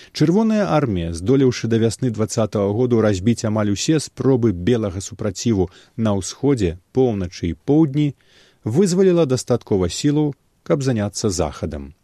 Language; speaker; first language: Belarusian; native; Belarusian